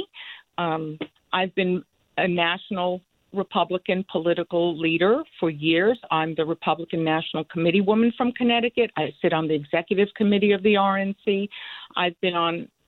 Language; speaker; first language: English; non-native, fluent; Spanish